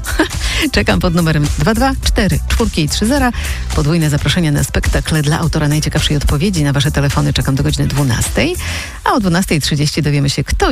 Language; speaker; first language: Polish; native; Polish